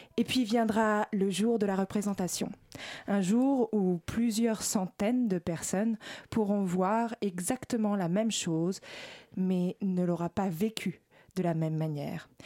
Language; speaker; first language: French; native; French